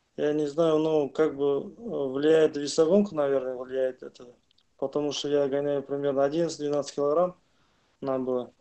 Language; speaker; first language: Russian; non-native, local second language; Kazakh